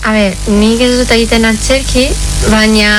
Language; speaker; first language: Basque; non-native, local second language; Spanish